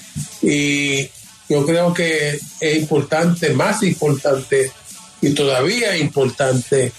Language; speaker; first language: Spanish; early bilingual, heritage; Spanish